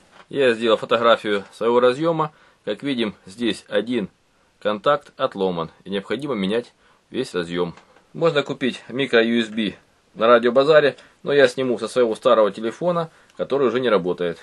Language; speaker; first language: Russian; native; Russian